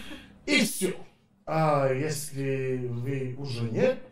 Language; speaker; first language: Russian; non-native, learner; Serbian